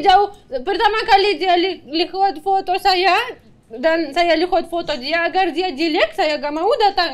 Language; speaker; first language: Indonesian; non-native, learner; Russian